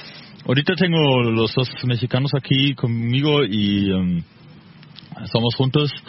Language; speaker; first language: Spanish; non-native, fluent; German